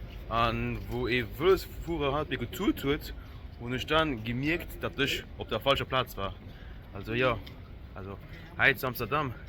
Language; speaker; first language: German; non-native, local second language; Luxembourgish